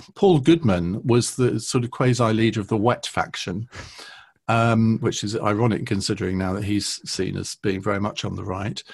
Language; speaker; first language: English; native; English